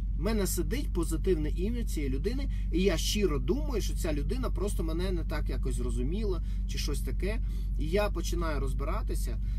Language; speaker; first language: Ukrainian; non-native, local second language; Russian